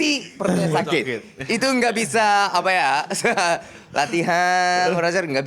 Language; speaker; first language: Indonesian; non-native, learner; Japanese